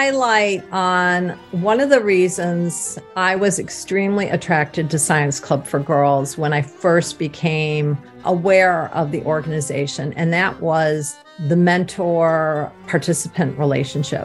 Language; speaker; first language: English; native; English